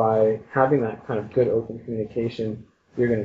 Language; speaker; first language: English; native; English